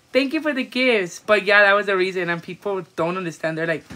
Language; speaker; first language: English; native; English